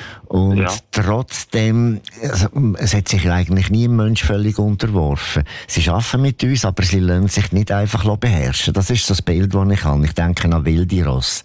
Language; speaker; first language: German; native; German